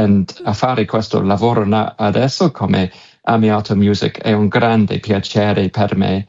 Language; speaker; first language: Italian; non-native, learner; English